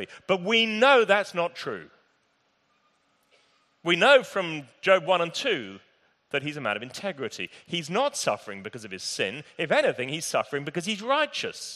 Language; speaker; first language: English; native; English